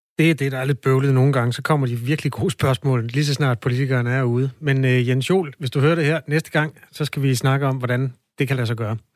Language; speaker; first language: Danish; native; Danish